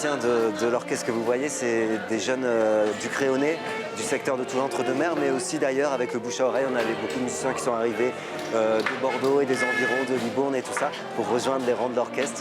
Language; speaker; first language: French; native; French